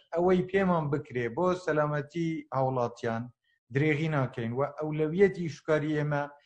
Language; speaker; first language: Central Kurdish; non-native, local second language; Kurdish